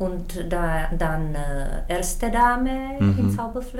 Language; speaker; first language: German; non-native, learner; Czech